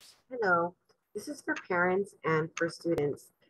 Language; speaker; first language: English; early bilingual, other home language; Spanish